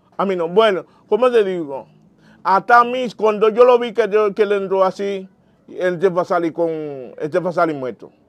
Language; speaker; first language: Spanish; non-native, learner; Haitian Creole